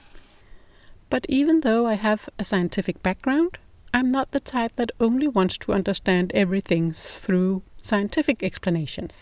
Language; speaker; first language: English; non-native, fluent; Danish